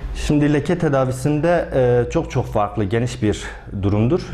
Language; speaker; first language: Turkish; native; Turkish